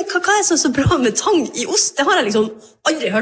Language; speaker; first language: Norwegian; native; Norwegian